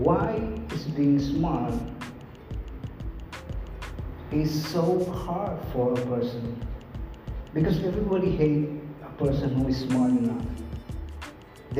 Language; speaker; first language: English; non-native, learner; Indonesian